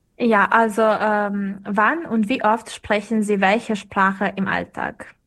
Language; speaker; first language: German; non-native, fluent; Serbian